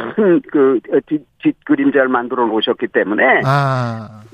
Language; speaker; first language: Korean; native; Korean